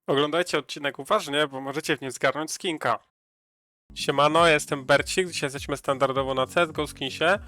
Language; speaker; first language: Polish; native; Polish